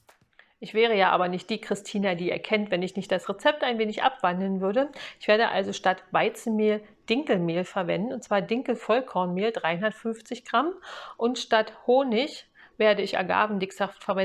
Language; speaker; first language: German; native; German